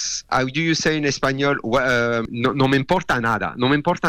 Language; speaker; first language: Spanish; non-native, learner; French